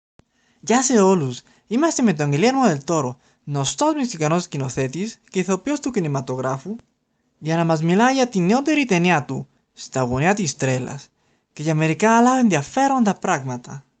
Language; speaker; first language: Greek; non-native, learner; Spanish